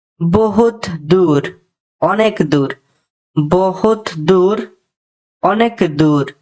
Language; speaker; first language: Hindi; non-native, learner; Bangla